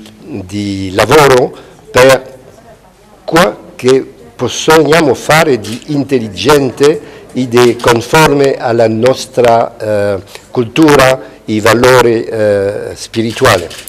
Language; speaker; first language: Italian; non-native, fluent; Spanish